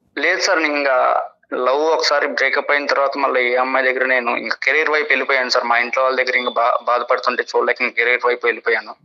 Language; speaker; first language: Telugu; native; Telugu